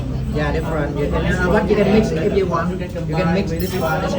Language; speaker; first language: English; non-native, fluent; Vietnamese